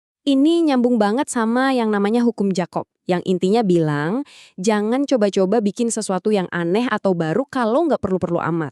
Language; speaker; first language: Indonesian; native; Indonesian